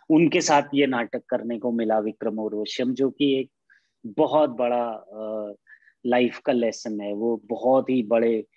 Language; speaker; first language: Hindi; native; Hindi